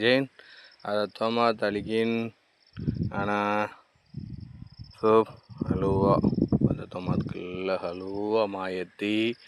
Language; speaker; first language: Arabic; non-native, learner; Tamil